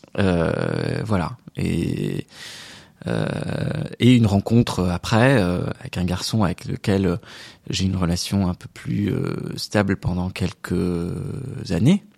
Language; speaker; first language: French; non-native, local second language; Arabic